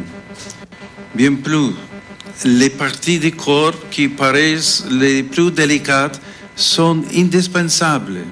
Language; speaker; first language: French; non-native, fluent; English